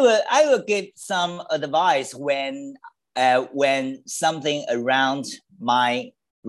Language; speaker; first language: English; non-native, learner; Chinese